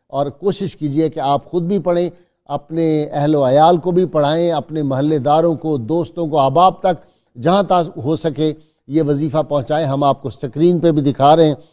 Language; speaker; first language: Urdu; native; Urdu